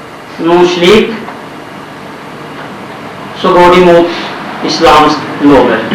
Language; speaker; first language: Norwegian; non-native, fluent; Urdu